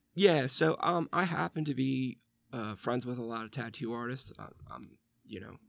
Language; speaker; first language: English; native; English